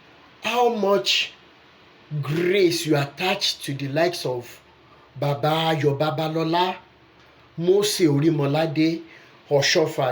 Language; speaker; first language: English; non-native, local second language; Yoruba